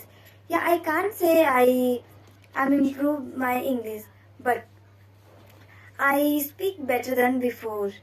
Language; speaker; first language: English; non-native, learner; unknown